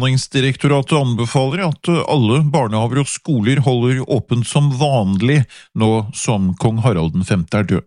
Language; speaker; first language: Norwegian; native; Norwegian